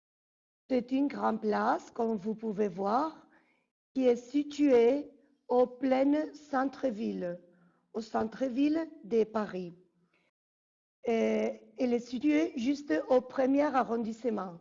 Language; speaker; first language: French; non-native, fluent; Spanish